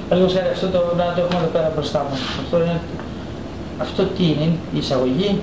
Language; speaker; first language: Greek; native; Greek